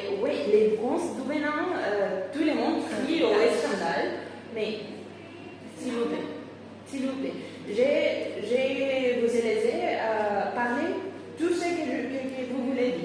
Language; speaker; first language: French; non-native, fluent; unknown